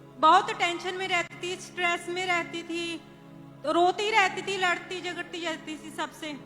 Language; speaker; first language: Hindi; non-native, local second language; Punjabi